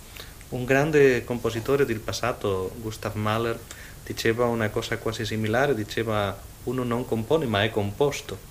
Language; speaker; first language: Italian; non-native, fluent; Spanish